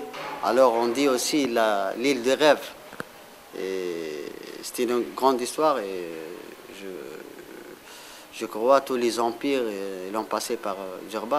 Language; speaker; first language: French; non-native, local second language; Arabic